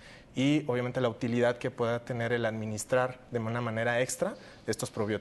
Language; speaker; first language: Spanish; native; Spanish